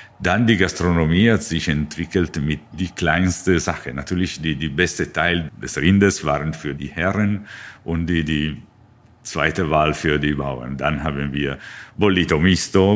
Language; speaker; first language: German; non-native, learner; Italian